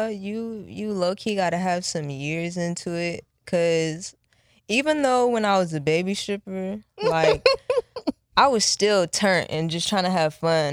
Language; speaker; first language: English; early bilingual, other home language; Japanese